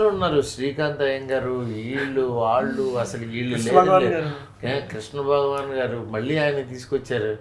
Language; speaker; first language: Telugu; native; Telugu